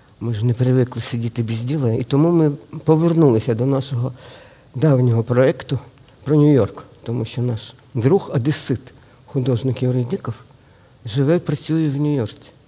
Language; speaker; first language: Ukrainian; non-native, local second language; Russian